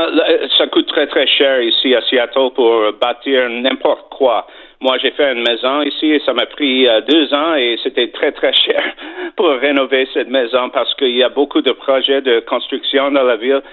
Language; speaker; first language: French; non-native, fluent; English